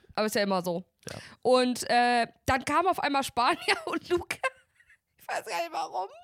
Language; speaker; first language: German; native; German